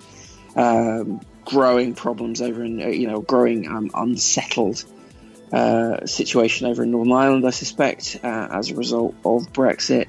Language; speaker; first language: English; native; English